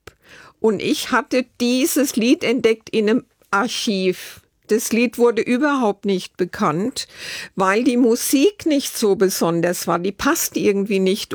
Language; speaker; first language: German; native; German